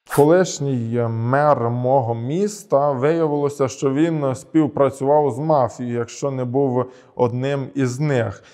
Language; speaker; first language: Ukrainian; early bilingual, heritage; Ukrainian